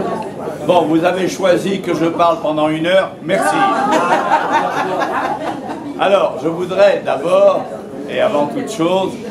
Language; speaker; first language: French; native; French